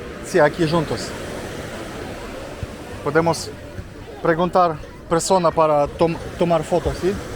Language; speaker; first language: Portuguese; non-native, learner; Russian